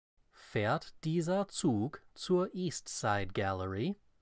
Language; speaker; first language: German; non-native, fluent; English